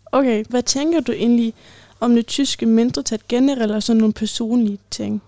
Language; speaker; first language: Danish; early bilingual, heritage; German